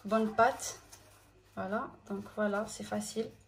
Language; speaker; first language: French; non-native, local second language; Arabic